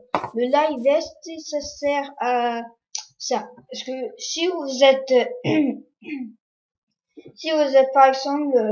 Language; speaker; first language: French; non-native, learner; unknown